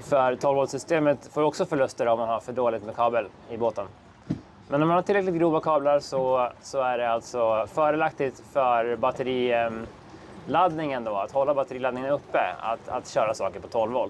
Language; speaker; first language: Swedish; native; Swedish